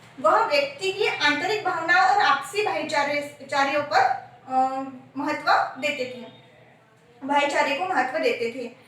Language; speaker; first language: Hindi; non-native, local second language; Marathi